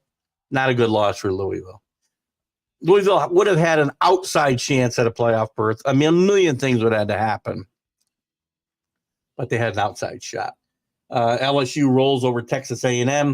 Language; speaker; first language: English; native; English